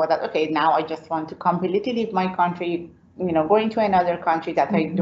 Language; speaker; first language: English; non-native, fluent; Persian